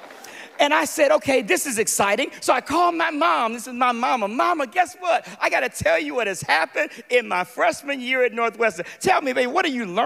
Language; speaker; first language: English; native; English